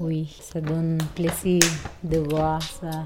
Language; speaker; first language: French; non-native, learner; Tibetan